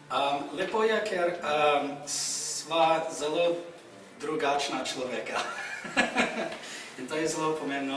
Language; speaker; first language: Slovenian; non-native, fluent; English